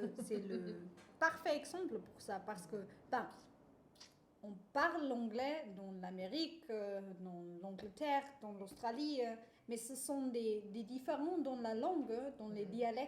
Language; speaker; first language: French; non-native, fluent; German